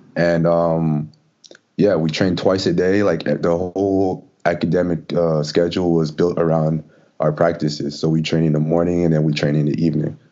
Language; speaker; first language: English; native; English